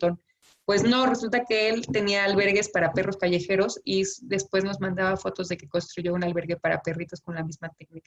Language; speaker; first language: Spanish; native; Spanish